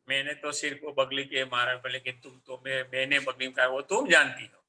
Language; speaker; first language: Hindi; non-native, local second language; Gujarati